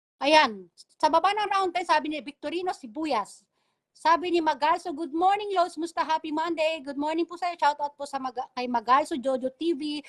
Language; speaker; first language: Filipino; non-native, local second language; Bikol